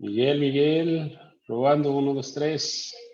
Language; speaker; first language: Spanish; native; Spanish